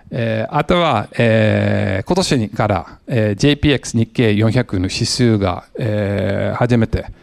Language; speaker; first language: Japanese; non-native, fluent; English